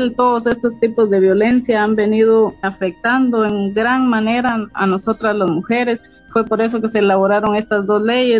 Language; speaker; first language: Spanish; native; Spanish